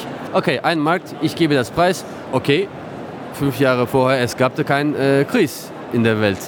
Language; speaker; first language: German; non-native, fluent; Turkish